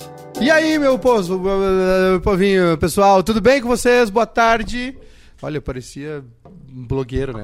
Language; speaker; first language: Portuguese; native; Portuguese